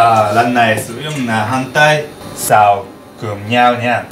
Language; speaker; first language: Vietnamese; non-native, learner; Japanese